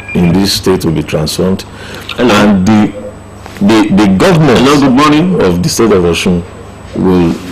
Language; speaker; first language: English; non-native, local second language; Yoruba